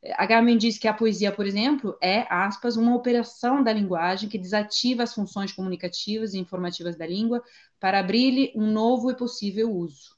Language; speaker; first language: Portuguese; non-native, fluent; Italian